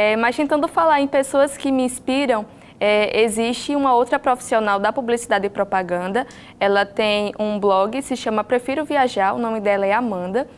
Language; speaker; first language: Portuguese; native; Portuguese